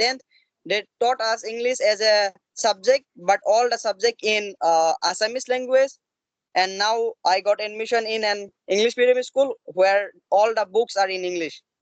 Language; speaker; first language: English; non-native, learner; Assamese